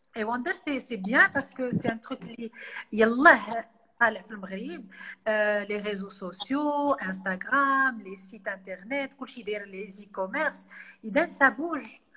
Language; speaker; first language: French; non-native, local second language; Arabic